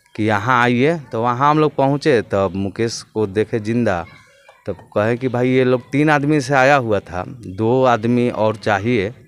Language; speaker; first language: Hindi; native; Hindi